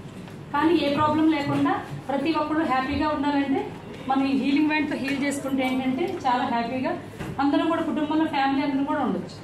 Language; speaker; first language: Telugu; native; Telugu